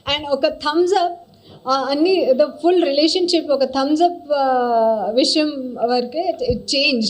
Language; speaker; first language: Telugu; non-native, learner; Hindi